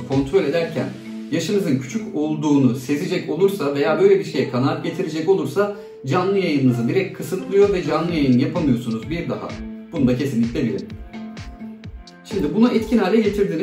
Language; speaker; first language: Turkish; native; Turkish